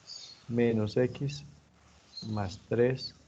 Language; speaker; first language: Spanish; native; Spanish